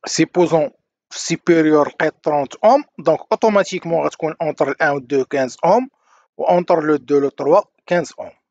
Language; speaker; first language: French; non-native, local second language; Arabic